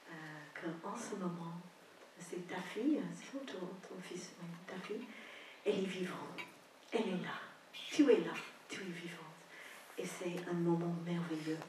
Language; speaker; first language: French; non-native, fluent; English